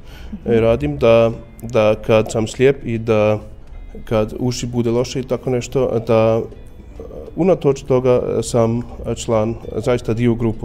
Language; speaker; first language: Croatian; non-native, learner; German